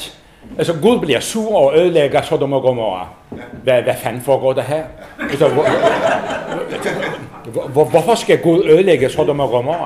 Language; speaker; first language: Danish; non-native, fluent; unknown